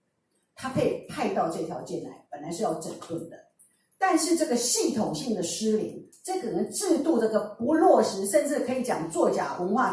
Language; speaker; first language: Chinese; native; Chinese